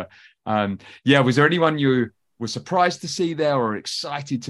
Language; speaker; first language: English; native; English